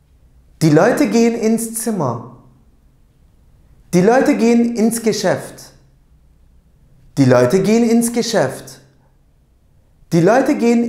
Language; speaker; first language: German; non-native, fluent; Turkish